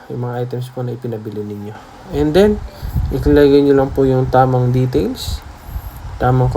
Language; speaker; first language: Filipino; native; Filipino